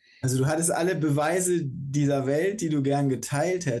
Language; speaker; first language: German; native; German